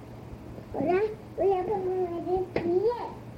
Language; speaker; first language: Spanish; early bilingual, heritage; Spanish